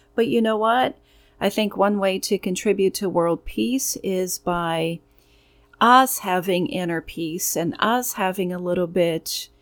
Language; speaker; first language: English; non-native, fluent; Portuguese